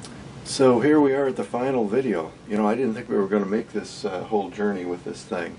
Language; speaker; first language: English; native; English